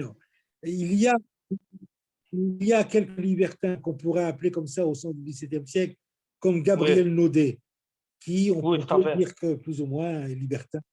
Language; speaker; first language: French; native; French